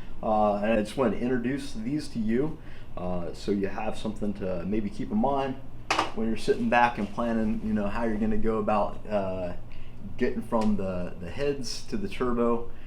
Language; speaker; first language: English; native; English